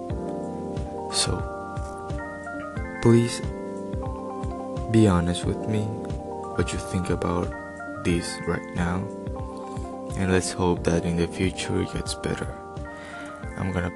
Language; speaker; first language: English; non-native, fluent; Spanish